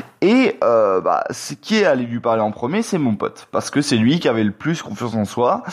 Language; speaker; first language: French; native; French